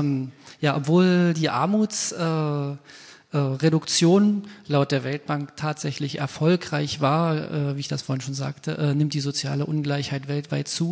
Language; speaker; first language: German; native; German